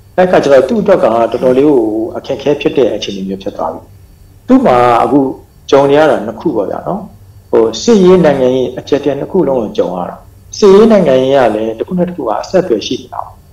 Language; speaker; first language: Burmese; non-native, local second language; Shan